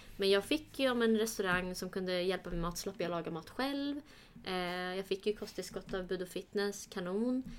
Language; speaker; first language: Swedish; early bilingual, other home language; Kurdish